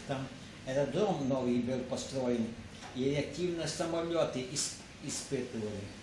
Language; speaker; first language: Russian; non-native, local second language; Ukrainian